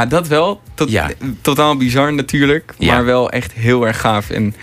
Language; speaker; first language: Dutch; native; Dutch